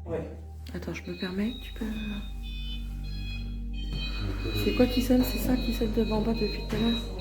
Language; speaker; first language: French; native; French